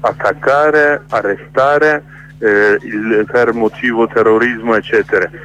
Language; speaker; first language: Italian; non-native, learner; Kurdish